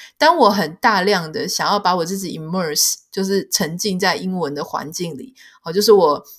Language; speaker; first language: Chinese; native; Chinese